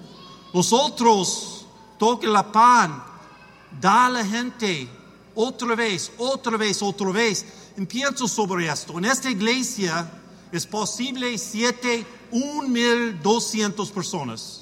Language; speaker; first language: Spanish; non-native, learner; English